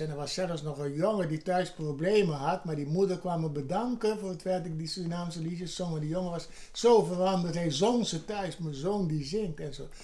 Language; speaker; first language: Dutch; native; Dutch